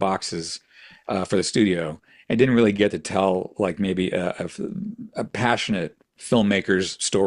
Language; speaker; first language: English; native; English